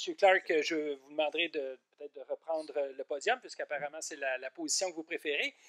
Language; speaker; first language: French; native; French